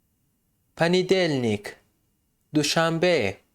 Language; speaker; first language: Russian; non-native, fluent; Tajik